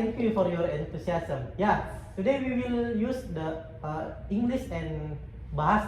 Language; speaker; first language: English; non-native, fluent; Indonesian